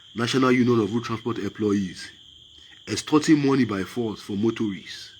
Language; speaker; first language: English; non-native, local second language; Yoruba